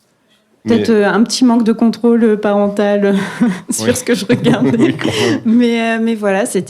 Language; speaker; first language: French; native; French